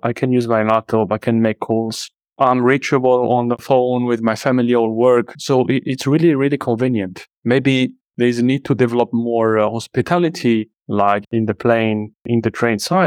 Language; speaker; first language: English; non-native, fluent; Arabic